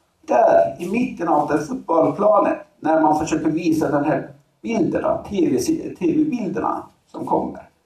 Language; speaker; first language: Swedish; non-native, fluent; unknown